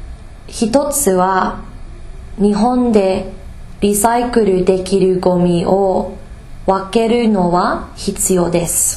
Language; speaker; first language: Japanese; non-native, learner; English